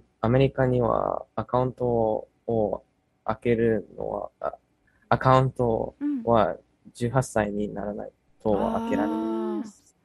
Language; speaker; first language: Japanese; early bilingual, heritage; English